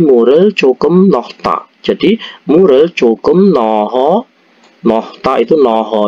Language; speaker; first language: Korean; non-native, fluent; Indonesian